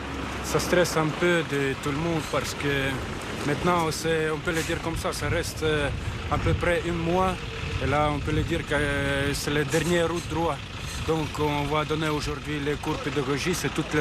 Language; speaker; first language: French; non-native, learner; Russian